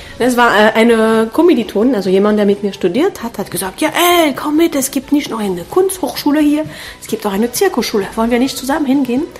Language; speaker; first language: German; non-native, fluent; French